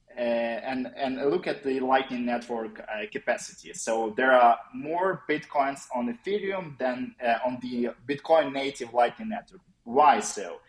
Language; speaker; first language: English; non-native, fluent; Ukrainian